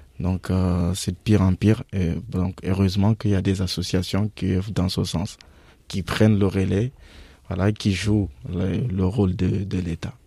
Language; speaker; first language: French; non-native, local second language; Fula